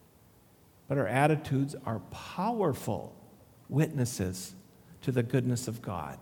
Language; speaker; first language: English; native; English